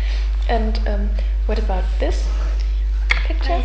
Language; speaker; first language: English; non-native, fluent; German